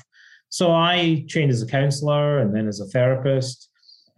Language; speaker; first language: English; native; English